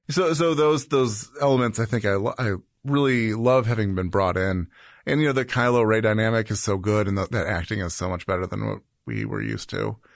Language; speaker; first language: English; native; English